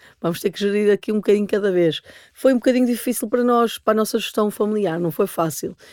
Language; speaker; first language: Portuguese; native; Portuguese